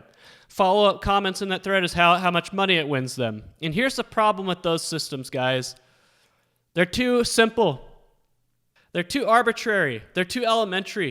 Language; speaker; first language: English; native; English